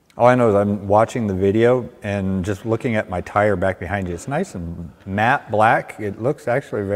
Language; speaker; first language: English; native; English